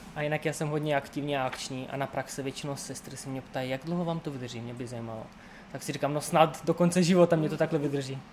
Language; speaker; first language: Czech; non-native, fluent; Romanian